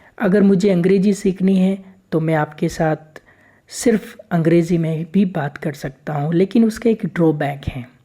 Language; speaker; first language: Hindi; native; Hindi